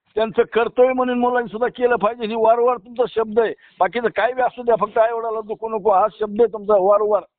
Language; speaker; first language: Marathi; native; Marathi